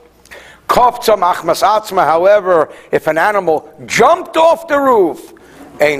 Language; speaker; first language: English; native; English